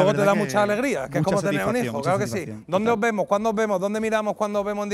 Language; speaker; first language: Spanish; native; Spanish